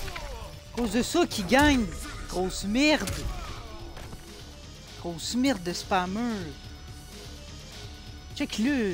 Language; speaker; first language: French; native; French